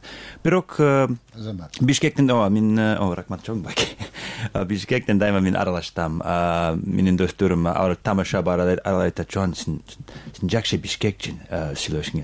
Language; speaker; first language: Kyrgyz; non-native, learner; English